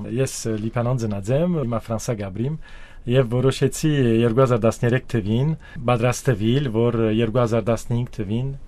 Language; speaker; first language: Armenian; early bilingual, heritage; Armenian